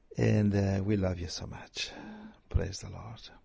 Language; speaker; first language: English; non-native, fluent; Italian